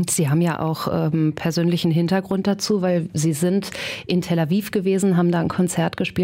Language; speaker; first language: German; native; German